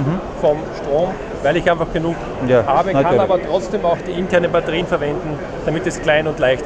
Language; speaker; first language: German; native; German